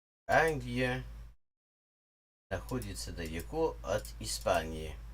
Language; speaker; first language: Russian; non-native, learner; English